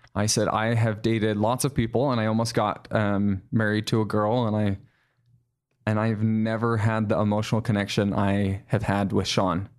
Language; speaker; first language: English; native; English